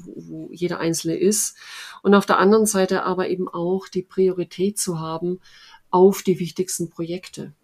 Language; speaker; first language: German; native; German